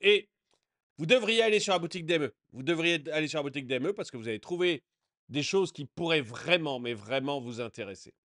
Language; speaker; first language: French; native; French